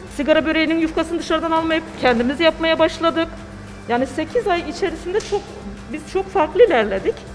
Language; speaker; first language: Turkish; native; Turkish